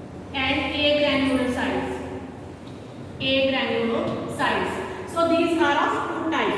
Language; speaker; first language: English; non-native, local second language; Hindi